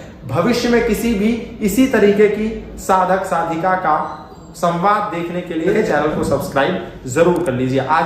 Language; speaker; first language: Hindi; native; Hindi